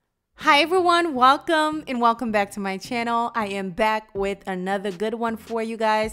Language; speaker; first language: English; native; English